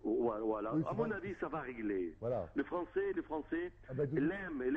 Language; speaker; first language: French; non-native, fluent; Arabic